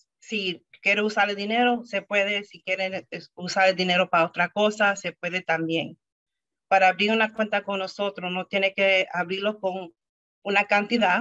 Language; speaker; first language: Spanish; early bilingual, heritage; Spanish